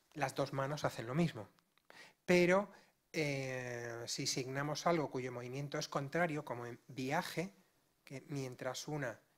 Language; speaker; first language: Spanish; non-native, local second language; Galician